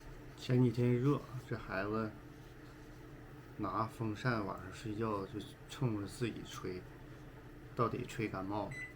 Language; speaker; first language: Chinese; native; Chinese